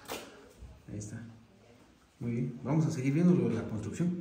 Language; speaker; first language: Spanish; native; Spanish